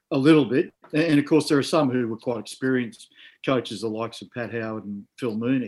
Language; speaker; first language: English; native; English